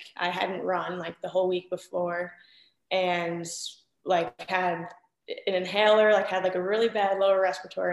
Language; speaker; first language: English; native; English